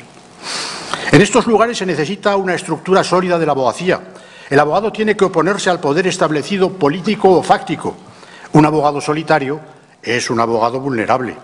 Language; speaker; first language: Spanish; native; Spanish